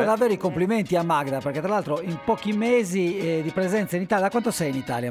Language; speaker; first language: Italian; native; Italian